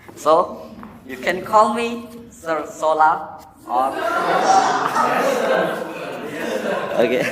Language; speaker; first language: English; non-native, learner; Indonesian